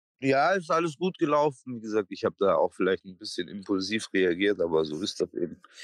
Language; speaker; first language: German; native; German